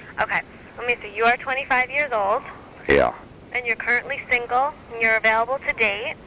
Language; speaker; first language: English; native; English